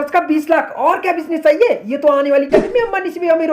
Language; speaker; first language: Hindi; native; Hindi